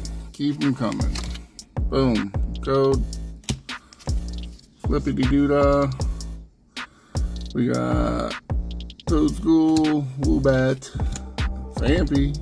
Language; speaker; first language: English; native; English